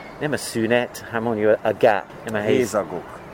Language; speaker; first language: Hungarian; non-native, learner; English